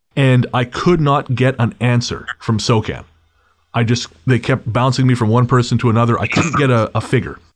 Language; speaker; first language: English; native; English